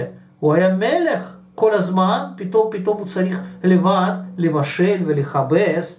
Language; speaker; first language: Hebrew; non-native, fluent; Russian